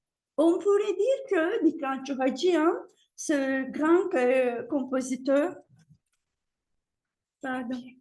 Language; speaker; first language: French; non-native, fluent; Turkish